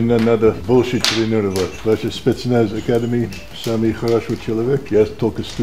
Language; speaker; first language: Russian; non-native, learner; English